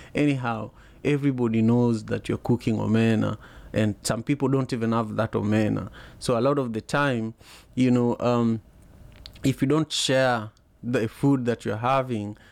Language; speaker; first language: English; non-native, local second language; Luo (Kenya and Tanzania)